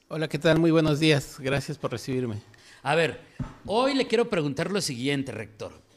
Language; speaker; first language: Spanish; native; Spanish